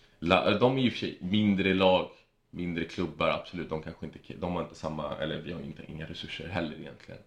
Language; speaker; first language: Swedish; early bilingual, other home language; Spanish